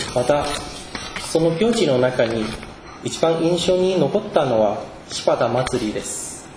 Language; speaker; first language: Japanese; non-native, fluent; Chinese